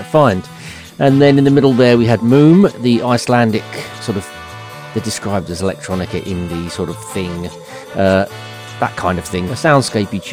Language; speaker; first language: English; native; English